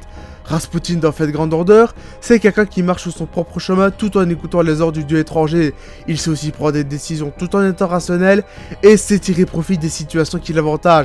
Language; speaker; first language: French; native; French